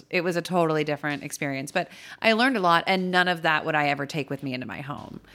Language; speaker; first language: English; native; English